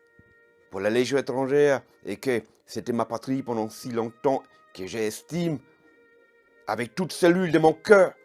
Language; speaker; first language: French; non-native, fluent; German